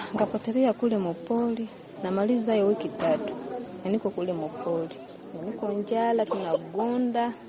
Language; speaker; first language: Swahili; non-native, local second language; Ganda